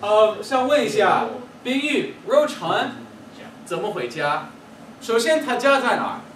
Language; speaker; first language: Chinese; non-native, fluent; English